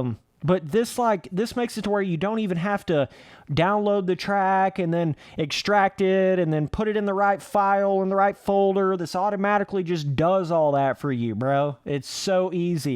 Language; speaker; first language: English; native; English